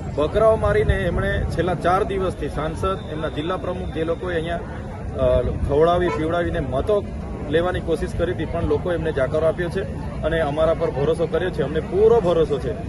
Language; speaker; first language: Gujarati; non-native, local second language; Vasavi